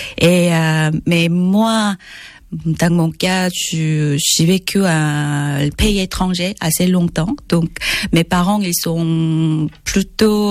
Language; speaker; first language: French; non-native, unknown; Korean